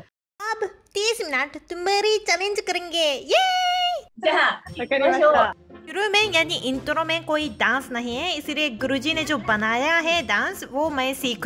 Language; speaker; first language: Hindi; non-native, fluent; Japanese